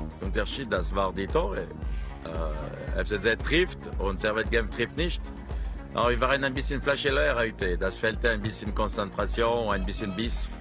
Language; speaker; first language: German; non-native, local second language; French